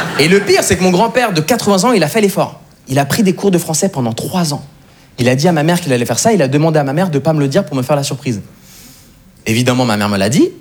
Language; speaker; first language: French; native; French